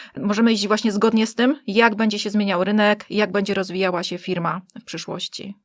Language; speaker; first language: Polish; native; Polish